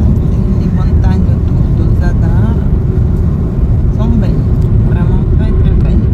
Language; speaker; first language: French; non-native, fluent; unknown